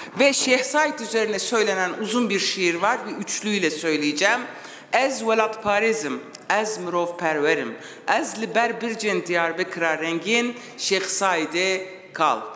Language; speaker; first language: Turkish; non-native, local second language; Kurdish